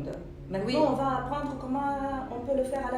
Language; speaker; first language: French; non-native, fluent; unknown